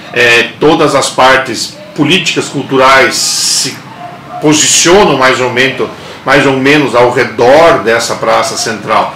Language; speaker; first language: Portuguese; non-native, local second language; German